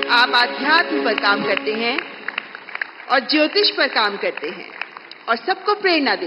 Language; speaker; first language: Hindi; native; Hindi